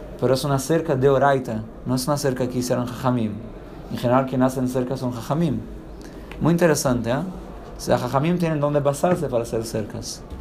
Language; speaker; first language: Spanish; non-native, fluent; Portuguese